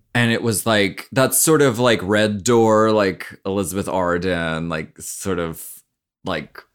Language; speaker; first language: English; native; English